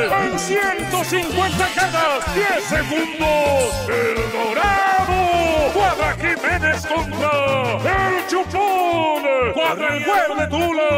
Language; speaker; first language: Spanish; native; Spanish